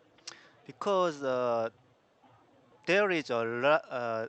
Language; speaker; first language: English; non-native, learner; Korean